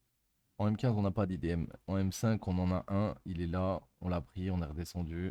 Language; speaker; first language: French; native; French